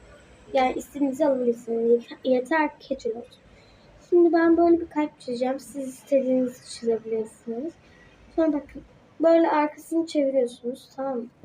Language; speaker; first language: Turkish; native; Turkish